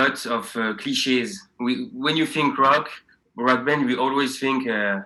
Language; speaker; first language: English; non-native, fluent; French